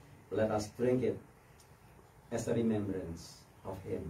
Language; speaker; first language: English; non-native, fluent; Indonesian